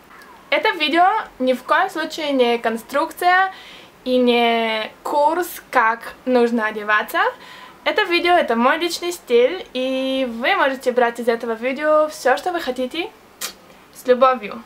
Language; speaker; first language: Russian; early bilingual, heritage; Russian